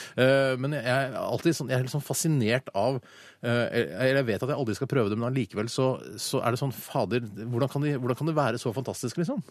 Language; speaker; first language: Norwegian; native; Norwegian